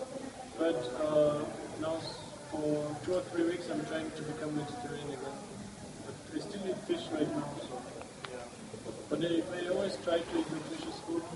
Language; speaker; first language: English; non-native, fluent; German